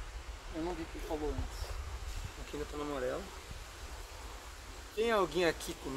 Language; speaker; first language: Portuguese; native; Portuguese